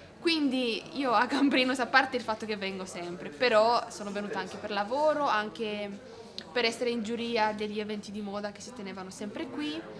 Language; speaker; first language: Italian; non-native, fluent; Romanian